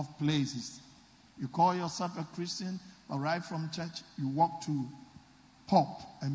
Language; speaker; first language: English; non-native, local second language; Akan